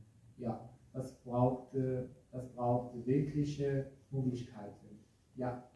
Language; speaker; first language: German; non-native, learner; Kurdish